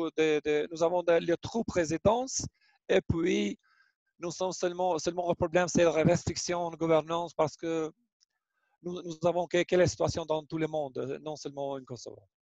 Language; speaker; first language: French; non-native, learner; Albanian